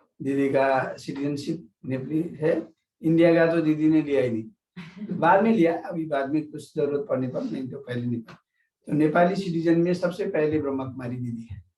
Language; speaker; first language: Hindi; non-native, fluent; Nepali